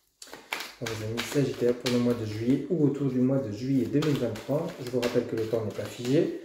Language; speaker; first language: French; native; French